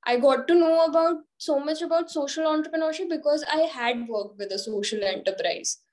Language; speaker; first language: English; non-native, local second language; Hindi